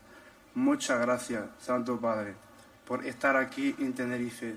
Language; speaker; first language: Spanish; non-native, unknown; Arabic